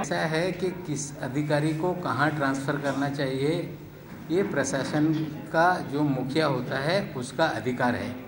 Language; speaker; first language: Hindi; non-native, local second language; Marathi